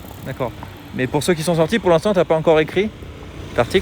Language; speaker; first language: French; native; French